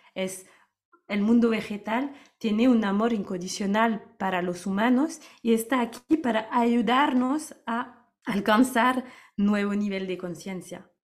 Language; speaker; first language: Spanish; non-native, fluent; French